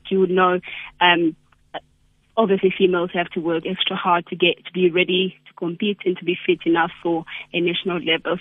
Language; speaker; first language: English; non-native, local second language; Zulu